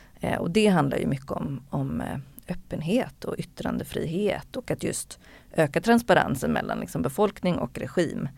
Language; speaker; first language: Swedish; native; Swedish